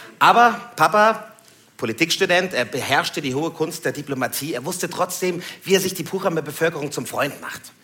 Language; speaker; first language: German; native; German